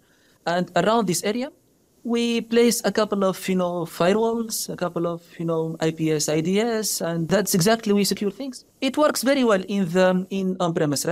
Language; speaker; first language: English; non-native, fluent; Arabic